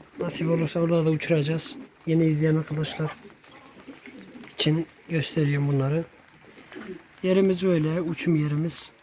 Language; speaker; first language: Turkish; native; Turkish